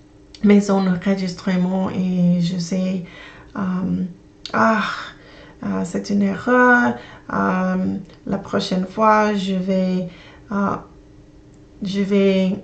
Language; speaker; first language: French; non-native, learner; English